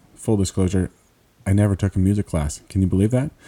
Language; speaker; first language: English; early bilingual, other home language; French